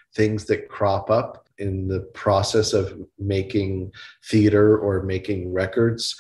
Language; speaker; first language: English; native; English